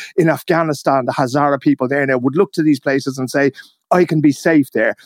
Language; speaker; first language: English; native; English